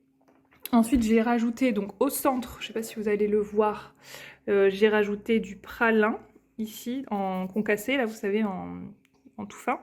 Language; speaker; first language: French; native; French